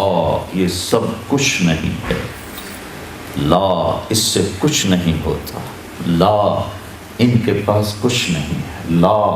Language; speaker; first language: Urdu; non-native, local second language; Punjabi